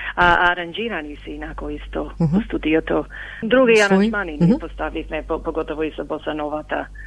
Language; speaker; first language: Macedonian; early bilingual, heritage; Macedonian